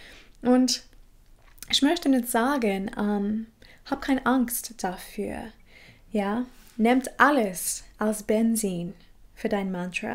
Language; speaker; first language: German; non-native, fluent; English